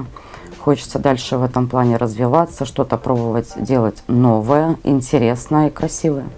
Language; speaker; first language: Russian; native; Russian